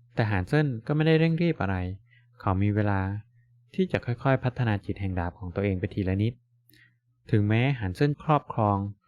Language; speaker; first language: Thai; native; Thai